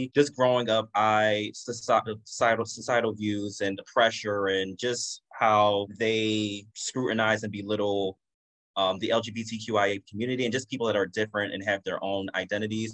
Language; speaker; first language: English; native; English